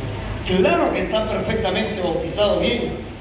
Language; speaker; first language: Spanish; native; Spanish